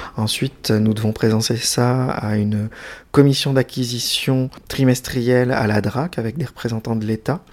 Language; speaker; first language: French; native; French